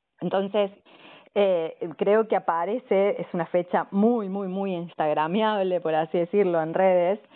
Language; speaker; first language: Spanish; native; Spanish